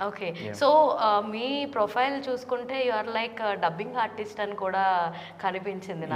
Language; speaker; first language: Telugu; native; Telugu